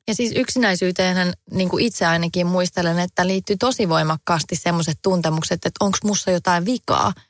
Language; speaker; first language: Finnish; native; Finnish